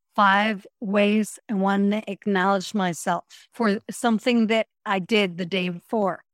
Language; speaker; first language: English; native; English